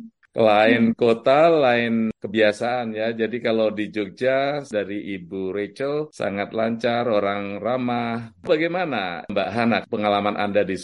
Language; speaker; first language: Indonesian; native; Indonesian